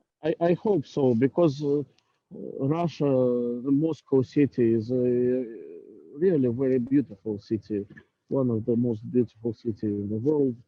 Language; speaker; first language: English; non-native, learner; Russian